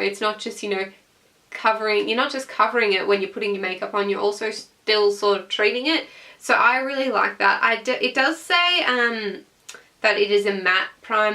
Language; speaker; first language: English; native; English